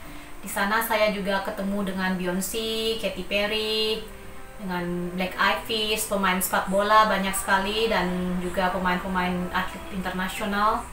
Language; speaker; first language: Indonesian; non-native, local second language; Balinese